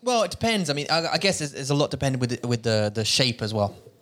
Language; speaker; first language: English; native; English